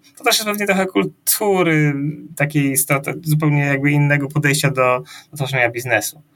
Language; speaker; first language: Polish; native; Polish